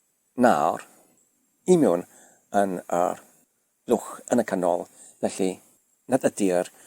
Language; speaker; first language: Welsh; non-native, learner; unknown